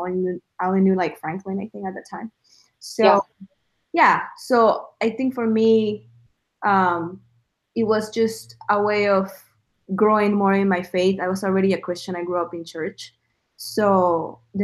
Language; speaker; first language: English; non-native, fluent; Spanish